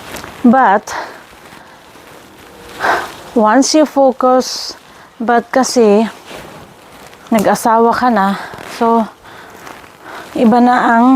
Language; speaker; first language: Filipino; native; Filipino